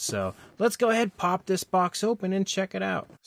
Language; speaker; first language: English; native; English